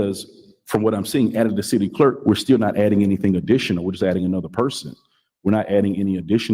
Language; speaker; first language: English; native; English